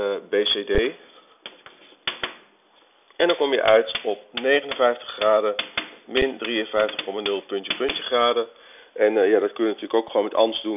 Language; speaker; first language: Dutch; native; Dutch